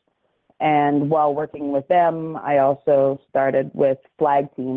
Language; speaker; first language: English; native; English